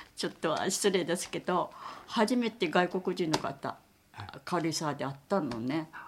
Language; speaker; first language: Japanese; native; Japanese